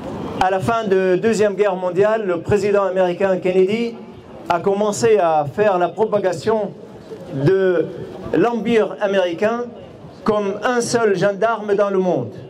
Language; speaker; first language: French; non-native, fluent; Arabic